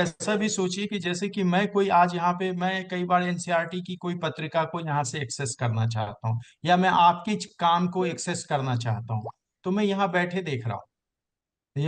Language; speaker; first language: Hindi; native; Hindi